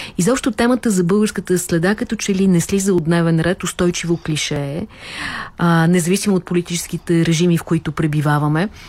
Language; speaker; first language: Bulgarian; native; Bulgarian